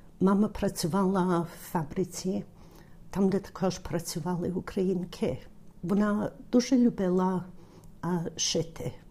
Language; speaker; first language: Ukrainian; early bilingual, heritage; Ukrainian